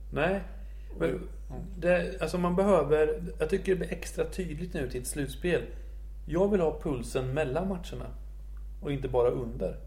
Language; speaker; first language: Swedish; native; Swedish